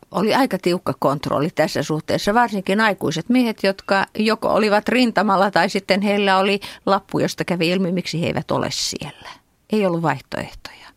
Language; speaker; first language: Finnish; native; Finnish